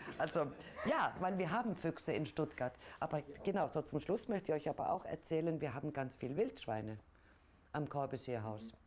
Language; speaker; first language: German; non-native, fluent; Icelandic